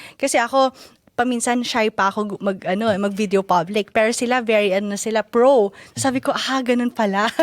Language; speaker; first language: Filipino; native; Filipino